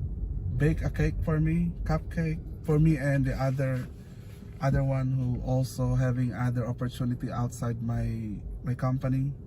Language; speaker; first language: English; non-native, local second language; Filipino